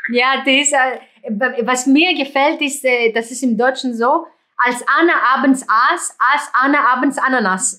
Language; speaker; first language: German; non-native, fluent; Greek